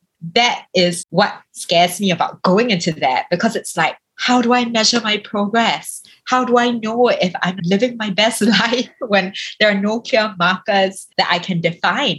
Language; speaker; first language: English; native; English